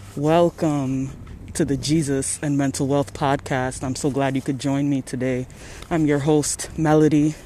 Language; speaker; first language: English; native; English